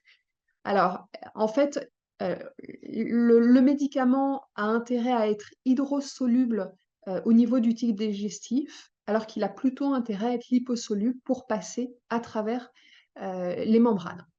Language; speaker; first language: French; native; French